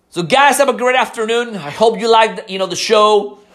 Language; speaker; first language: English; non-native, fluent; Spanish